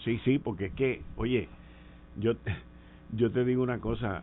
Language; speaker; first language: Spanish; native; Spanish